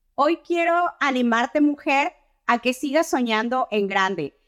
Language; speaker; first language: Spanish; native; Spanish